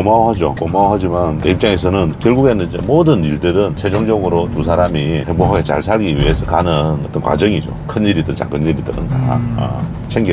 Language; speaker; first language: Korean; native; Korean